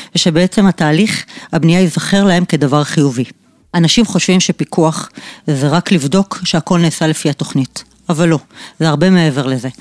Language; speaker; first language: Hebrew; non-native, fluent; English